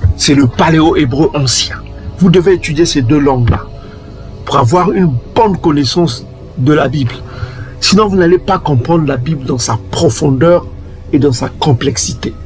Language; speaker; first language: French; non-native, local second language; Kongo